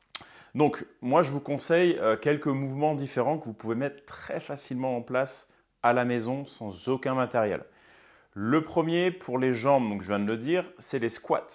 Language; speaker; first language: French; native; French